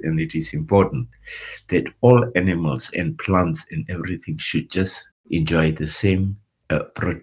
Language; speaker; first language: English; non-native, local second language; Afrikaans